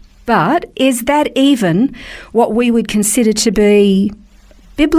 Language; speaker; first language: English; native; English